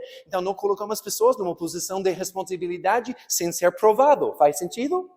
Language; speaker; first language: Portuguese; non-native, fluent; English